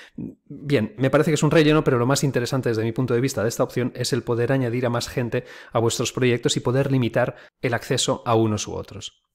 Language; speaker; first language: Spanish; native; Spanish